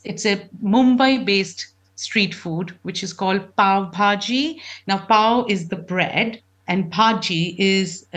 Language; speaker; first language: English; non-native, local second language; Punjabi